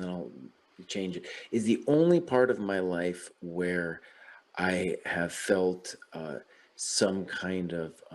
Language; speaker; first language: English; native; English